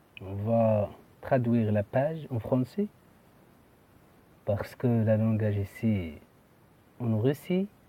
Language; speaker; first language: French; non-native, fluent; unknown